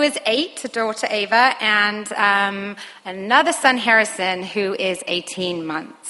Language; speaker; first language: English; native; English